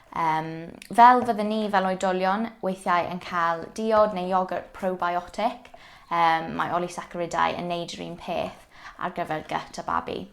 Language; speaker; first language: Welsh; non-native, local second language; English